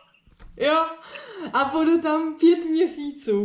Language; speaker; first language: Czech; early bilingual, heritage; Czech